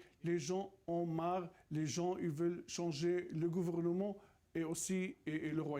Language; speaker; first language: French; non-native, fluent; Arabic